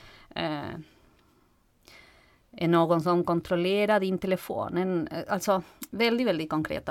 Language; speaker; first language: Swedish; non-native, fluent; Spanish